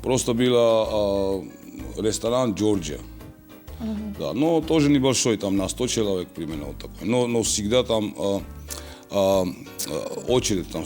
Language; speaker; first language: Russian; non-native, local second language; Georgian